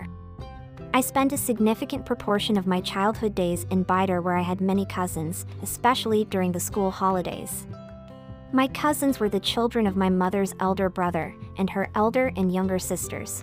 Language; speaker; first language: English; non-native, local second language; Cantonese